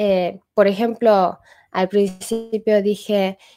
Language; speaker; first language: Spanish; non-native, fluent; Chinese